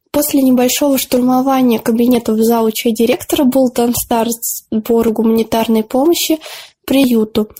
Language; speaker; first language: Russian; native; Russian